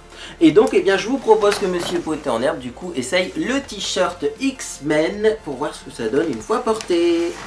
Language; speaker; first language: French; native; French